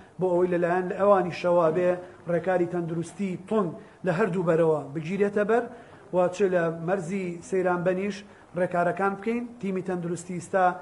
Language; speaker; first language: Central Kurdish; native; Central Kurdish